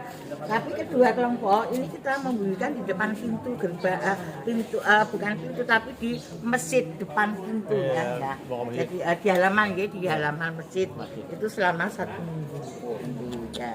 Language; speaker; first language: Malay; non-native, local second language; Javanese